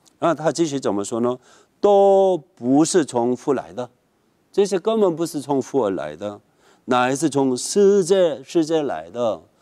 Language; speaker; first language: Chinese; non-native, fluent; Korean